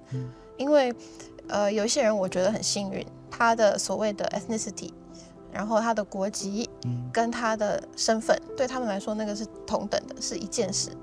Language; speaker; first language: Chinese; early bilingual, other home language; Russian